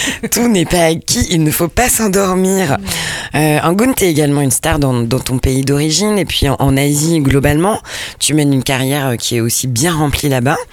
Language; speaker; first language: French; native; French